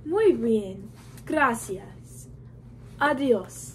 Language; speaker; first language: Spanish; non-native, learner; English